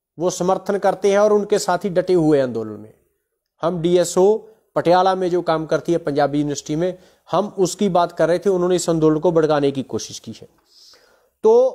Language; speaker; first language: Hindi; non-native, local second language; Punjabi